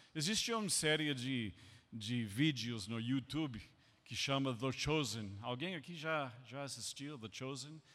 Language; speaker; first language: Portuguese; non-native, fluent; English